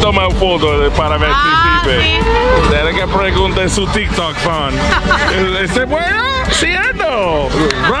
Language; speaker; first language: Spanish; non-native, learner; English